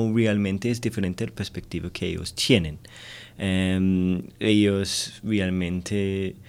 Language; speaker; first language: Spanish; non-native, fluent; English